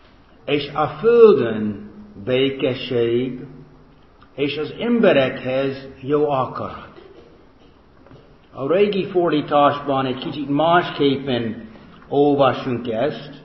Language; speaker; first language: Hungarian; non-native, fluent; English